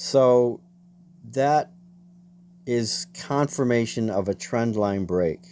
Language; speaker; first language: English; native; English